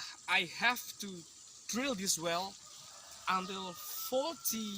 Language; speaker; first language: English; non-native, fluent; Indonesian